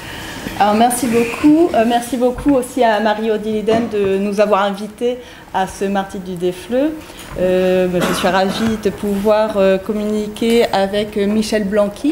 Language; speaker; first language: French; native; French